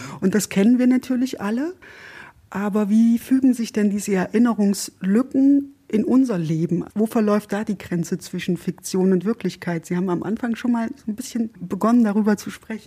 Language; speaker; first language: German; native; German